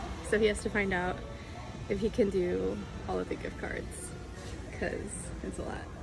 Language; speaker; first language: English; early bilingual, other home language; Spanish